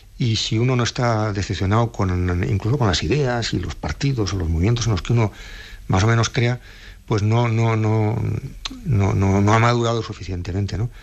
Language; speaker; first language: Spanish; native; Spanish